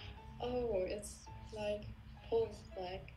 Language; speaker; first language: English; non-native, learner; Polish